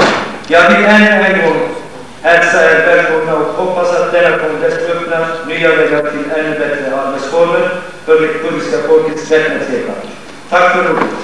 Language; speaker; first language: Swedish; non-native, fluent; Kurdish